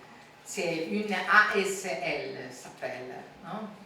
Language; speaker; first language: French; non-native, fluent; Italian